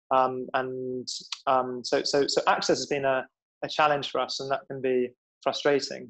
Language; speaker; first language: English; native; English